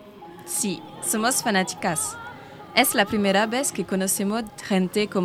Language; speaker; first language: Spanish; non-native, learner; French